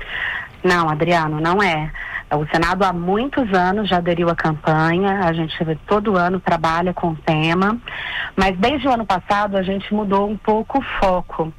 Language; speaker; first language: Portuguese; native; Portuguese